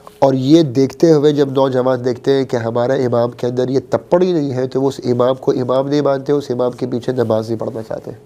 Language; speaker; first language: Urdu; early bilingual, heritage; Urdu